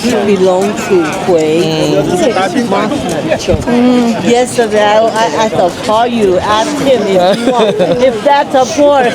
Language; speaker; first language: English; non-native, learner; Chinese